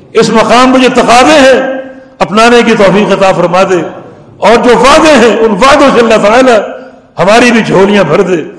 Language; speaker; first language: Urdu; native; Urdu